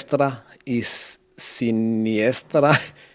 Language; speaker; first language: Spanish; non-native, learner; Danish